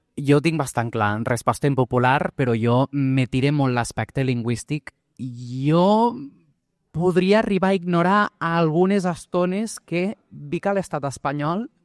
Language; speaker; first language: Catalan; early bilingual, other home language; Portuguese